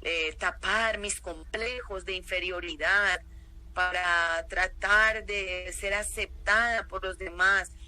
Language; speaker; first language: Spanish; native; Spanish